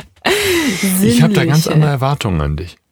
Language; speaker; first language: German; native; German